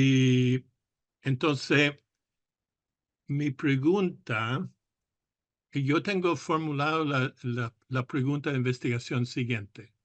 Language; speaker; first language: Spanish; non-native, fluent; English